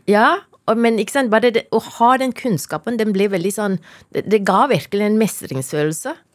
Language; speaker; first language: Norwegian; non-native, fluent; Chinese